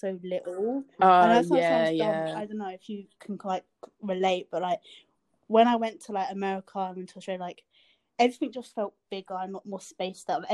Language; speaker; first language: English; native; English